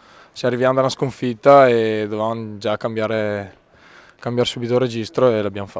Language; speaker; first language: Italian; native; Italian